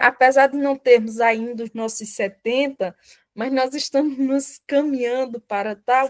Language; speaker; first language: Portuguese; native; Portuguese